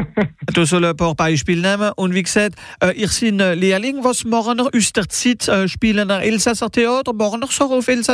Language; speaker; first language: German; non-native, local second language; Swiss German